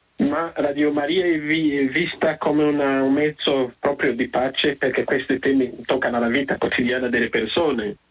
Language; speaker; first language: Italian; non-native, fluent; Kinyarwanda